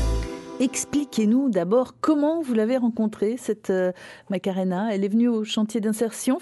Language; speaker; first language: French; native; French